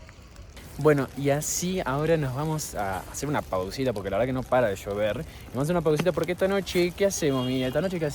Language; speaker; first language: Spanish; native; Spanish